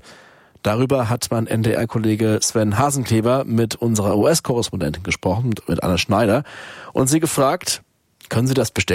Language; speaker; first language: German; native; German